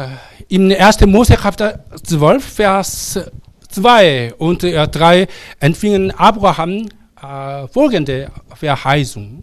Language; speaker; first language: German; non-native, learner; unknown